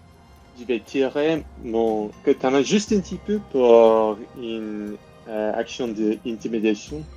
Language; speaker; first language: French; non-native, learner; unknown